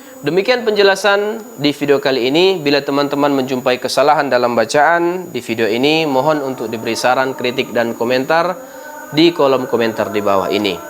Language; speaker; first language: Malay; native; Malay